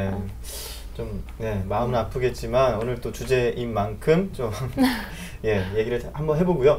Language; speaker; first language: Korean; native; Korean